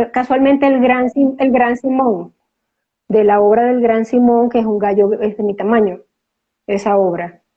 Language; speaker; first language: Spanish; native; Spanish